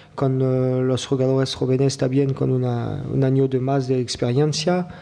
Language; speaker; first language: Spanish; non-native, learner; French